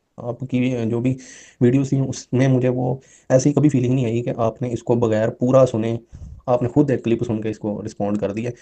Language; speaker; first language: Urdu; non-native, local second language; Punjabi